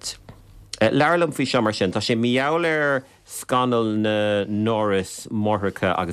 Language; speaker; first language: Irish; native; Irish